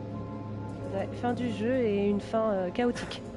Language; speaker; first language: French; native; French